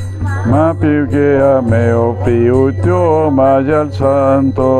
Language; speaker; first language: Italian; non-native, learner; Spanish